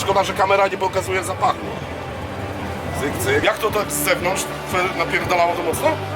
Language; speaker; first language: Polish; native; Polish